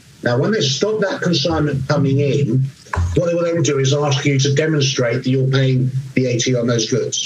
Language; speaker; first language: English; native; English